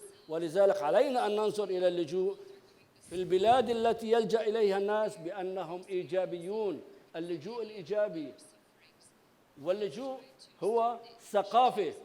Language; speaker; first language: Arabic; native; Arabic